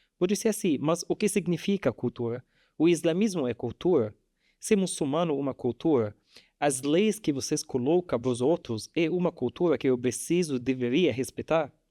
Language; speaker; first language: Portuguese; non-native, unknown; Arabic